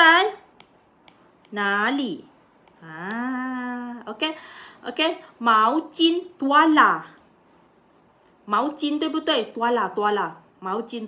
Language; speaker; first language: Chinese; non-native, local second language; Malay